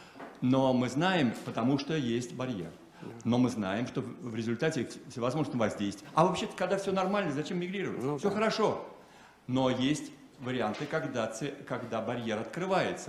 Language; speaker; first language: Russian; native; Russian